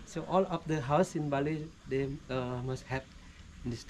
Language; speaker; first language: English; non-native, learner; Balinese